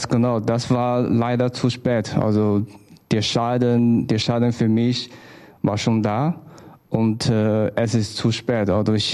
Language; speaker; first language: German; non-native, learner; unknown